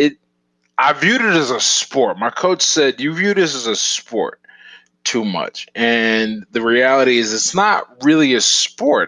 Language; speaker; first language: English; native; English